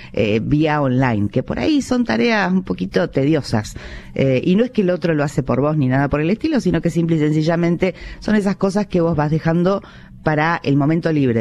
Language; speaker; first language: Spanish; native; Spanish